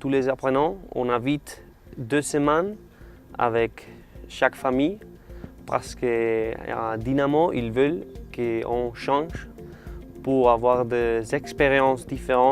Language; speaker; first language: French; non-native, learner; Spanish